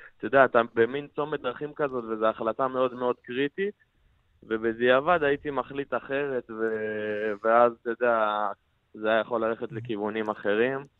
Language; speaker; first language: Hebrew; native; Hebrew